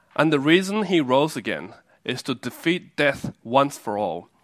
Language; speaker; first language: English; native; English